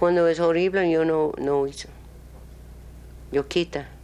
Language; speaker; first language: Spanish; non-native, learner; English